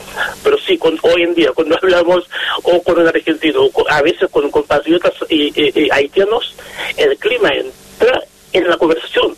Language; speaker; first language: Spanish; non-native, fluent; Haitian Creole